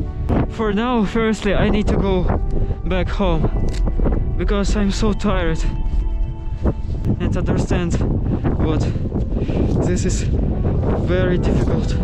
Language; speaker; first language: English; non-native, learner; Russian